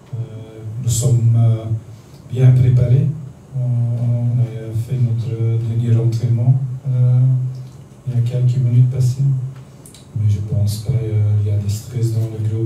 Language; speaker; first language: French; non-native, learner; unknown